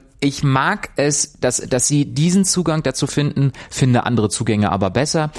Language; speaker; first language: German; native; German